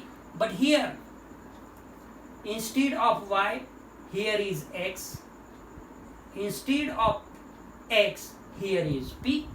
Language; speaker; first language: English; non-native, local second language; Marathi